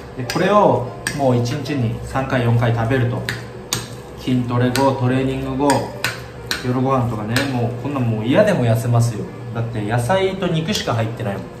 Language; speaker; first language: Japanese; native; Japanese